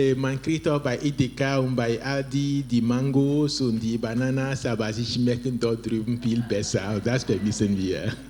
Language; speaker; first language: German; non-native, fluent; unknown